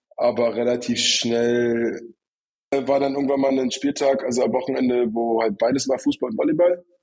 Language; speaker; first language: German; early bilingual, other home language; Russian